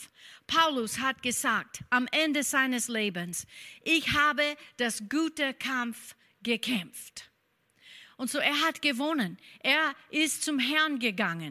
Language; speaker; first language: German; non-native, fluent; English